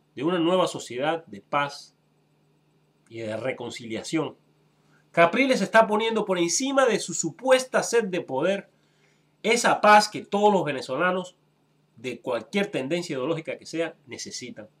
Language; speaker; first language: Spanish; native; Spanish